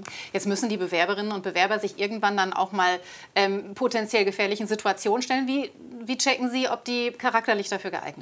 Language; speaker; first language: German; native; German